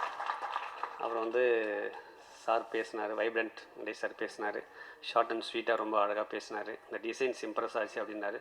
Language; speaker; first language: Tamil; native; Tamil